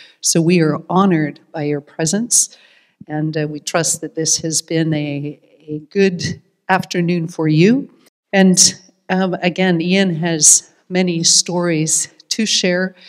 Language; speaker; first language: English; native; English